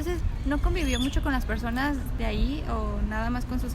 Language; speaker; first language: Spanish; native; Spanish